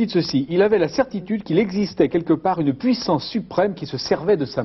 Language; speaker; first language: French; native; French